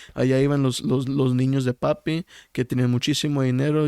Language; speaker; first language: Spanish; early bilingual, heritage; Spanish